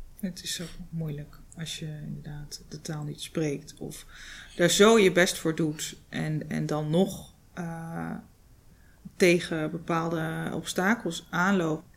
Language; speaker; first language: Dutch; native; Dutch